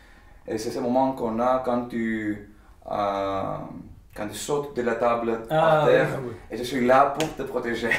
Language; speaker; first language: French; non-native, fluent; Greek